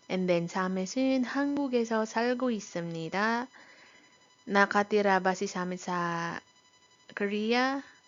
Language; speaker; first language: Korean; non-native, fluent; Iloko